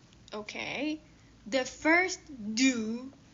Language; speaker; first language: English; non-native, fluent; Persian